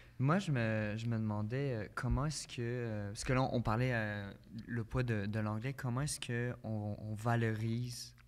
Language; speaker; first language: French; native; French